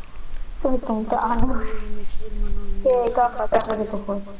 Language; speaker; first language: Hebrew; native; Hebrew